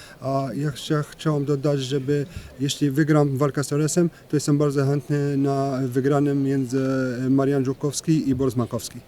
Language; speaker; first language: Polish; non-native, learner; French